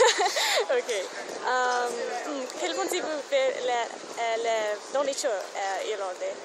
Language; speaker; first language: French; non-native, learner; English